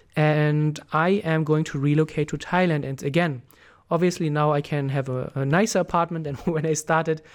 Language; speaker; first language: English; non-native, fluent; German